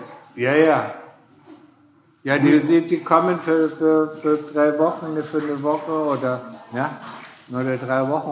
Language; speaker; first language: German; non-native, fluent; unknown